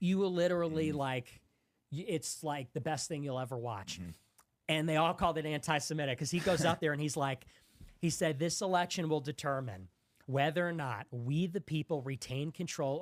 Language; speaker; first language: English; native; English